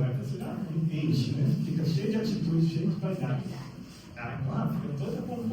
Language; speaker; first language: Portuguese; native; Portuguese